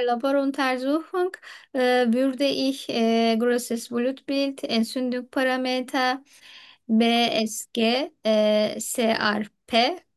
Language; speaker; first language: German; non-native, learner; Turkish